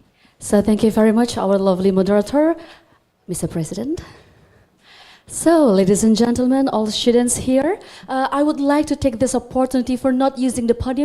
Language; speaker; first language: English; non-native, fluent; Balinese